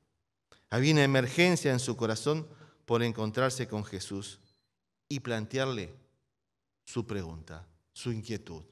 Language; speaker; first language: Spanish; native; Spanish